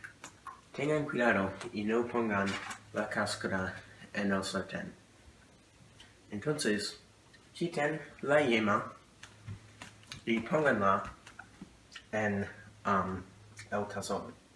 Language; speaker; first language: Spanish; non-native, learner; English